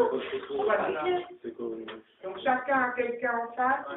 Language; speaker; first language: French; native; French